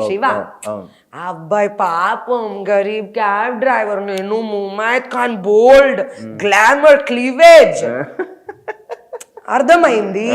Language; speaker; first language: Telugu; non-native, learner; Hindi